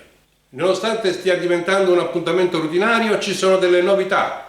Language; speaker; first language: Italian; native; Italian